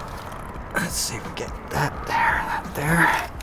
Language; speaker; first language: English; native; English